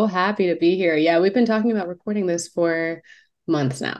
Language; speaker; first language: English; non-native, local second language; Cantonese